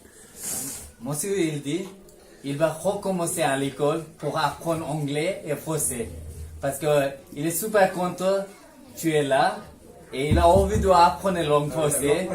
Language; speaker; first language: French; non-native, learner; Bangla